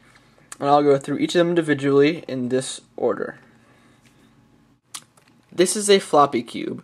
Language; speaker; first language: English; native; English